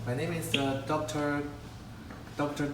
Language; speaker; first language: English; non-native, local second language; Chinese